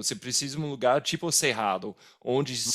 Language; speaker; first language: Portuguese; non-native, fluent; English